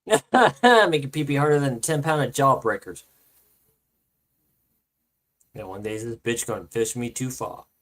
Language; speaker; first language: English; native; English